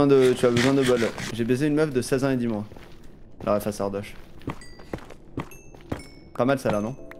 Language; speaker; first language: French; native; French